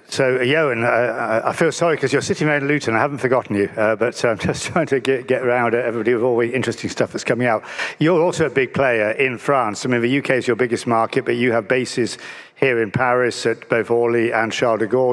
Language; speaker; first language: English; native; English